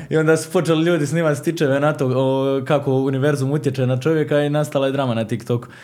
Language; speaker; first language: Croatian; native; Croatian